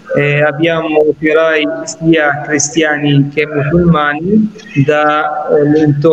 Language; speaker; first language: Italian; non-native, fluent; Arabic